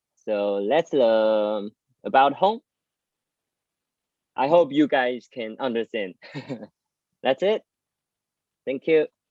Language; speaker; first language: English; non-native, learner; Chinese